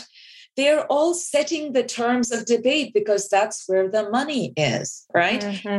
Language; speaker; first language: English; non-native, local second language; Bangla